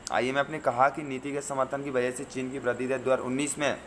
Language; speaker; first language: Hindi; native; Hindi